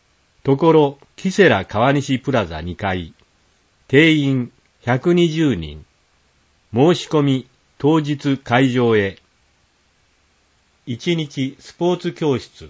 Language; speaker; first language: Japanese; native; Japanese